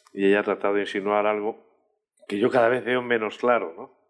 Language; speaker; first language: Spanish; native; Spanish